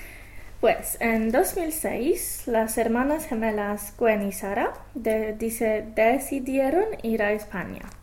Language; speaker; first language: Spanish; non-native, fluent; English